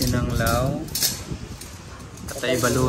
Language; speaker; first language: Filipino; native; Filipino